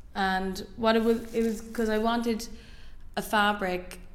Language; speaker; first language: English; native; English